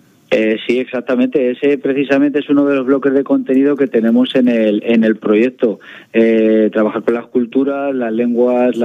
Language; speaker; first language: Spanish; native; Spanish